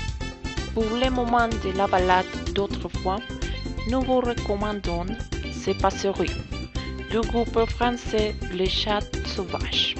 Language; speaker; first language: French; non-native, learner; Spanish